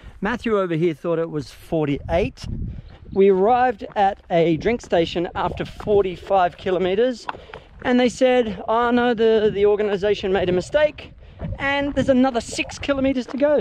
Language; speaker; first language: English; native; English